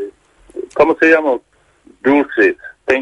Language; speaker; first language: Spanish; non-native, learner; English